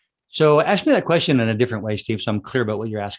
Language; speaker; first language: English; native; English